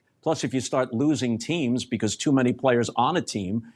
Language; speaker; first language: English; native; English